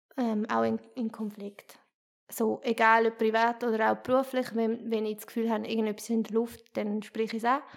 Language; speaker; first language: German; native; German